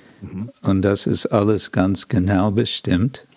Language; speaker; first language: German; non-native, fluent; English